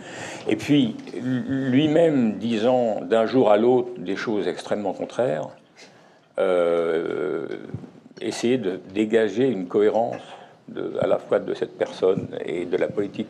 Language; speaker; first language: French; native; French